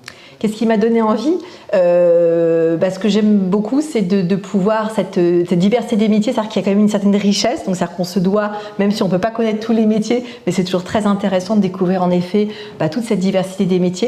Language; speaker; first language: French; native; French